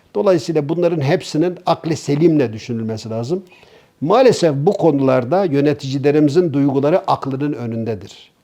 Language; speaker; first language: Turkish; native; Turkish